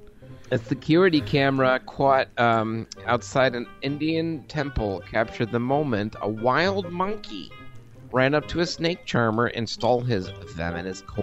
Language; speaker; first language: English; native; English